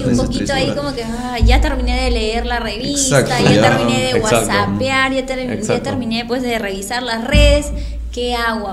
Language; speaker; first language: Spanish; native; Spanish